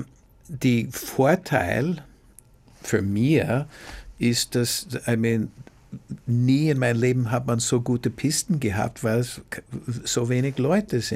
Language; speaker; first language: German; non-native, fluent; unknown